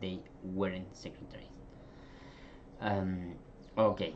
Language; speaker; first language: English; non-native, fluent; Spanish